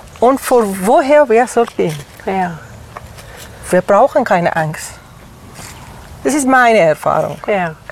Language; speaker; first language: German; non-native, learner; Persian